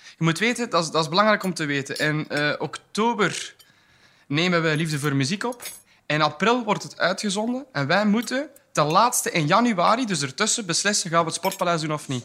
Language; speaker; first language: Dutch; native; Dutch